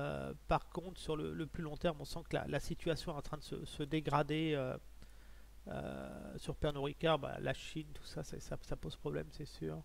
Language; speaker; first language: French; native; French